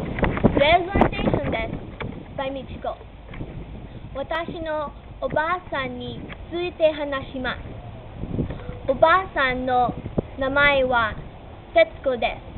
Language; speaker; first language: Japanese; non-native, learner; English